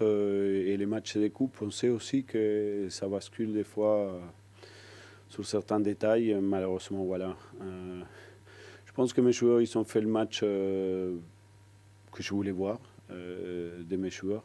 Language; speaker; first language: French; non-native, fluent; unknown